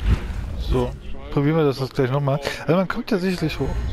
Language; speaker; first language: German; native; German